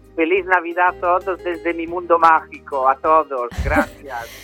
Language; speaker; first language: Spanish; non-native, fluent; Italian